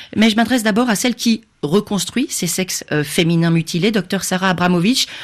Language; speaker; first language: French; native; French